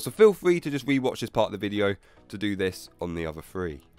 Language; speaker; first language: English; native; English